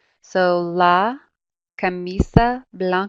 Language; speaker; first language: Spanish; non-native, fluent; English